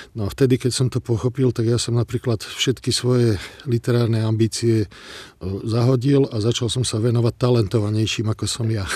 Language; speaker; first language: Slovak; non-native, local second language; Hungarian